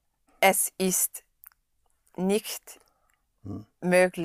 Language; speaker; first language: German; non-native, learner; English